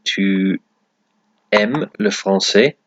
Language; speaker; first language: French; non-native, learner; English